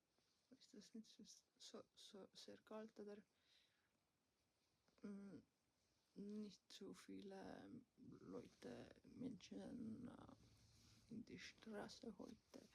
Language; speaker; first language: German; non-native, learner; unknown